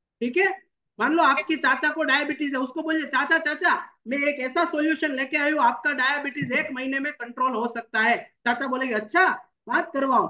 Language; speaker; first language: Hindi; non-native, local second language; Gujarati